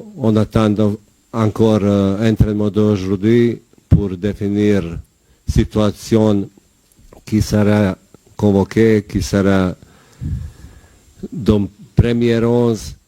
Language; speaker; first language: French; non-native, learner; Bosnian